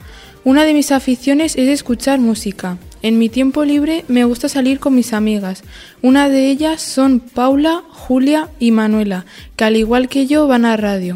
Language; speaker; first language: Spanish; native; Spanish